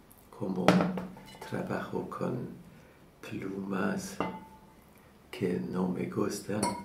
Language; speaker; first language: Spanish; non-native, learner; German